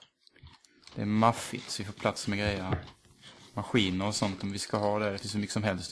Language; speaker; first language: Swedish; native; Swedish